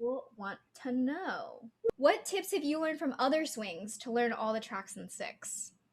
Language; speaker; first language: English; native; English